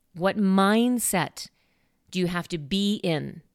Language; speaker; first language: English; native; English